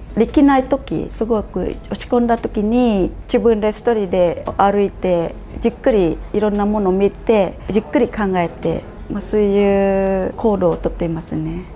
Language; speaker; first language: Japanese; non-native, fluent; Khmer